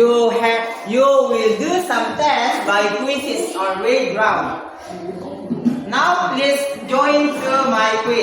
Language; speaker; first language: English; non-native, learner; Indonesian